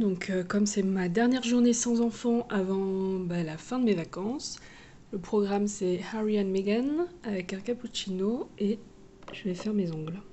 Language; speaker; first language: French; native; French